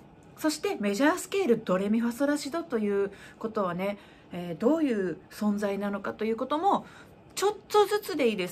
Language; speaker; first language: Japanese; native; Japanese